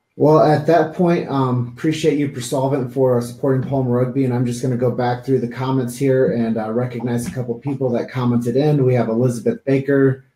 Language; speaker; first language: English; native; English